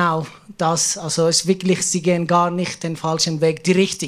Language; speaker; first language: German; non-native, learner; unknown